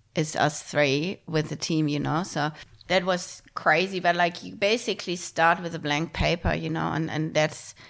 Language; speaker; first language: English; non-native, fluent; German